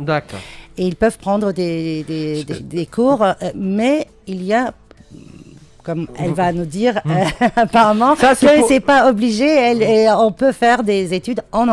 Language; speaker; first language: French; non-native, fluent; Turkish